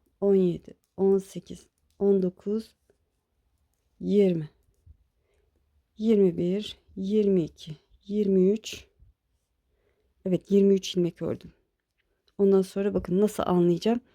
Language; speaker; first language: Turkish; native; Turkish